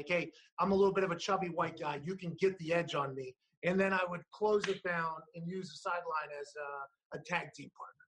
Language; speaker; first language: English; native; English